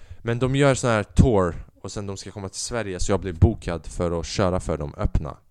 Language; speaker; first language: Swedish; early bilingual, other home language; Albanian